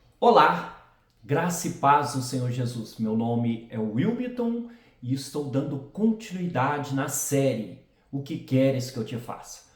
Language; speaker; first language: Portuguese; native; Portuguese